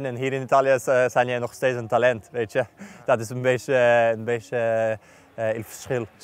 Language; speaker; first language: Dutch; non-native, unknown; Norwegian